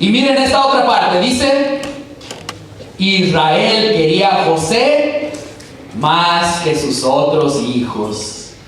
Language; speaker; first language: Spanish; early bilingual, heritage; Spanish